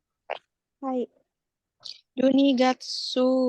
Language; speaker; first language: Japanese; non-native, learner; Indonesian